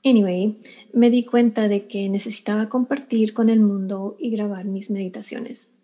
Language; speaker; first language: Spanish; early bilingual, heritage; Spanish